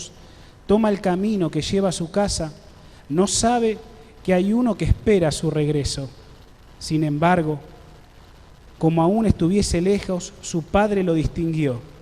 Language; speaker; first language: Spanish; native; Spanish